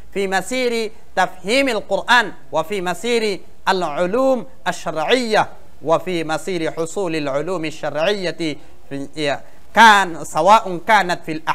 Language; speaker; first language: Arabic; non-native, fluent; Bangla